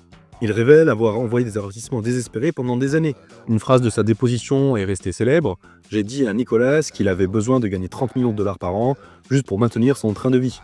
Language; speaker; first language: French; native; French